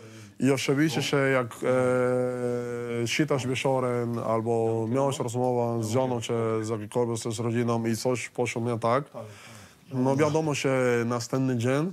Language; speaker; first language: Polish; non-native, learner; Spanish